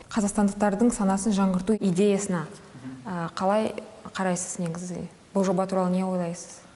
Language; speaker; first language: Kazakh; native; Kazakh